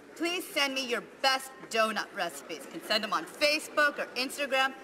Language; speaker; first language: English; native; English